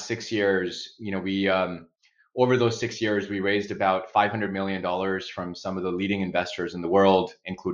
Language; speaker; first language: English; non-native, local second language; Urdu